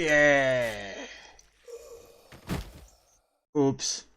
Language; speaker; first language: English; non-native, learner; Polish